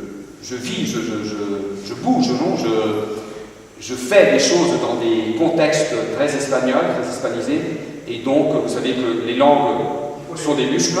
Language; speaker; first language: French; non-native, fluent; Spanish